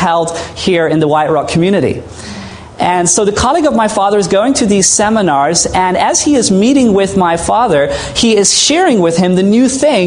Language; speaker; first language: English; native; English